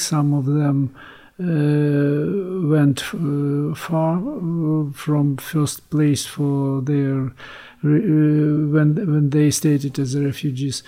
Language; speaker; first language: English; non-native, learner; Ukrainian